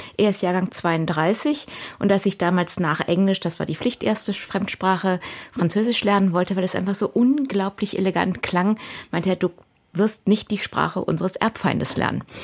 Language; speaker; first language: German; native; German